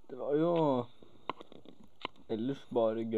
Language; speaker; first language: Norwegian; native; Norwegian